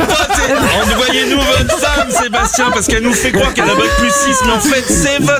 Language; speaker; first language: French; native; French